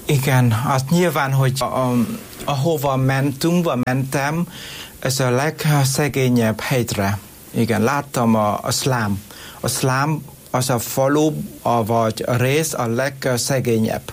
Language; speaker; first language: Hungarian; non-native, learner; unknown